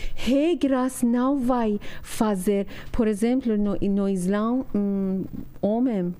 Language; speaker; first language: Portuguese; non-native, learner; Persian